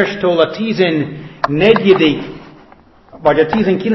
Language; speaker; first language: Hungarian; non-native, fluent; English